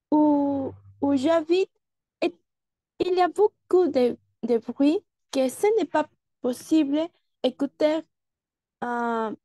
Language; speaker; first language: French; non-native, learner; Spanish